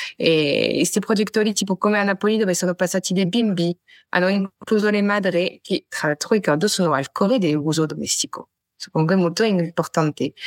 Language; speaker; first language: Italian; non-native, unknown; French